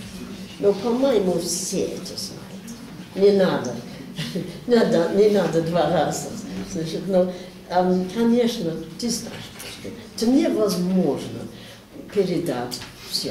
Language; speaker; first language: Russian; non-native, learner; English